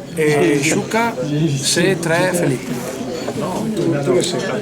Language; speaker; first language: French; non-native, learner; Italian